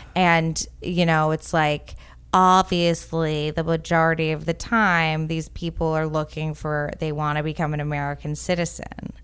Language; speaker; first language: English; native; English